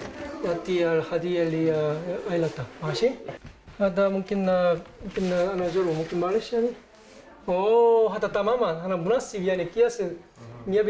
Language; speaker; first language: Arabic; non-native, learner; Korean